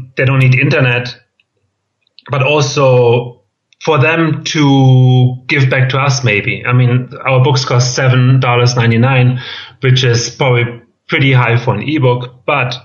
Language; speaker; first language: English; non-native, fluent; German